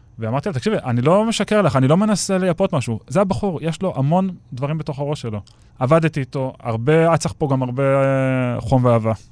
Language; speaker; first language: Hebrew; native; Hebrew